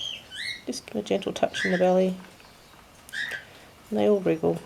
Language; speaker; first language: English; native; English